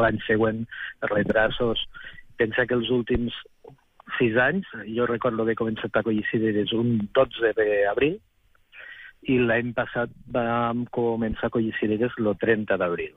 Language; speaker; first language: Catalan; native; Catalan